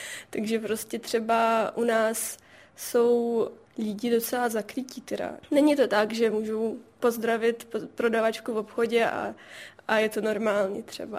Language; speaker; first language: Czech; non-native, fluent; Russian